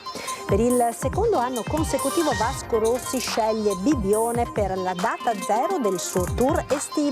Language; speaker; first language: Italian; native; Italian